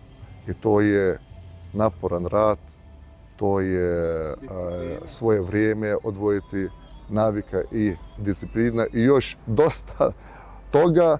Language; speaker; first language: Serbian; early bilingual, heritage; Bosnian